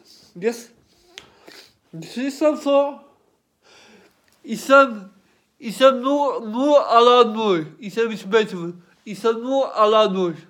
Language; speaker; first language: German; non-native, learner; Turkish